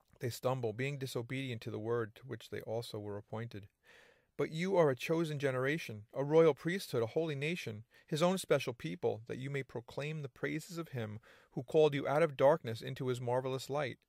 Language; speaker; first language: English; native; English